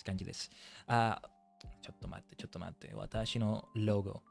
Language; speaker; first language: Japanese; non-native, learner; English